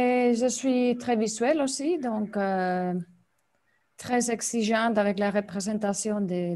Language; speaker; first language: French; non-native, fluent; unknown